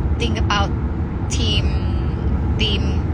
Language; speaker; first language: English; non-native, learner; Thai